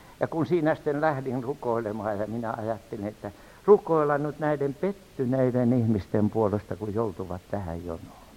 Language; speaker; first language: Finnish; native; Finnish